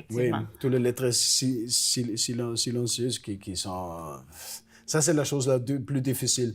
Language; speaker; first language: French; non-native, fluent; Italian